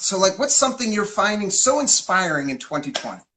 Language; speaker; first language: English; native; English